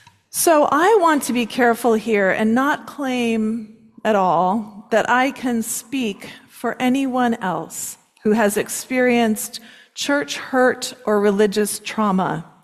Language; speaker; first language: English; native; English